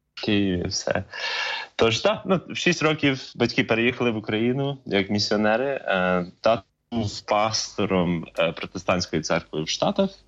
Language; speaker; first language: Ukrainian; early bilingual, other home language; English